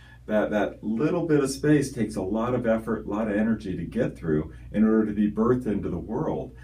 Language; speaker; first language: English; native; English